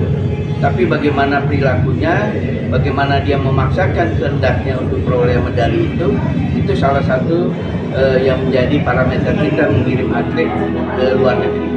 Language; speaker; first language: Indonesian; native; Indonesian